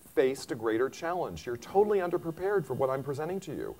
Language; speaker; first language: English; native; English